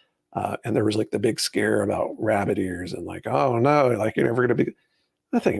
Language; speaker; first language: English; native; English